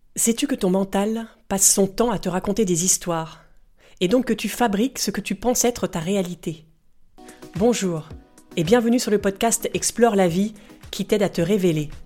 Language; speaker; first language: French; native; French